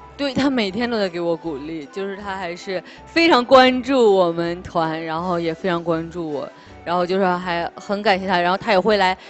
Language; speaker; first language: Chinese; native; Chinese